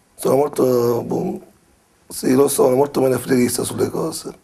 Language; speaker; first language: Italian; native; Italian